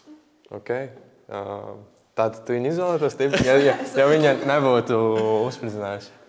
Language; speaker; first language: Latvian; native; Latvian